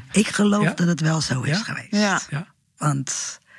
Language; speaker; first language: Dutch; early bilingual, other home language; Portuguese